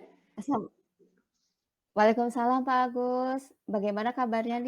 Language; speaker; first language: Indonesian; non-native, local second language; Sundanese